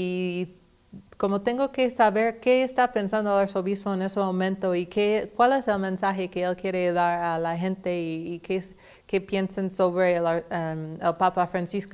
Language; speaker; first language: Spanish; non-native, fluent; English